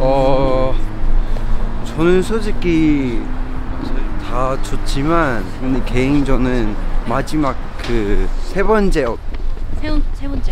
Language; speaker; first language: Korean; non-native, fluent; Cantonese